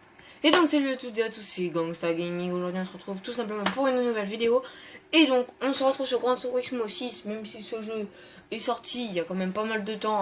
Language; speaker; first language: French; native; French